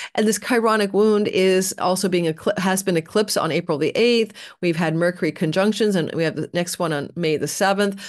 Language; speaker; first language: English; native; English